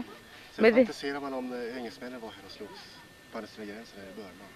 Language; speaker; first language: Swedish; native; Swedish